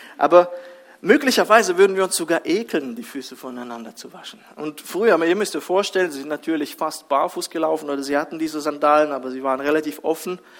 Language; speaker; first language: German; early bilingual, other home language; Russian